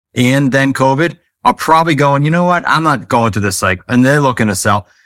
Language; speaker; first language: English; native; English